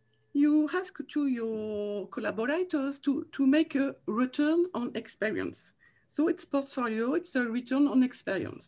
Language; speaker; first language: English; non-native, learner; French